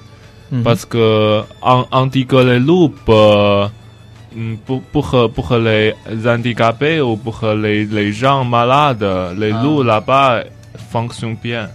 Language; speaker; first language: French; non-native, learner; Chinese